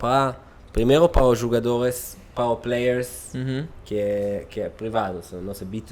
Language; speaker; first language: Portuguese; non-native, learner; Hebrew